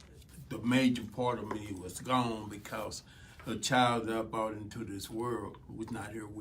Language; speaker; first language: English; native; English